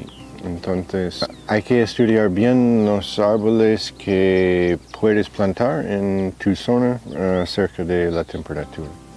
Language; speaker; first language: Spanish; non-native, fluent; English